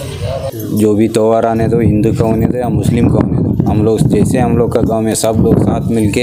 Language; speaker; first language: Hindi; non-native, local second language; Kannada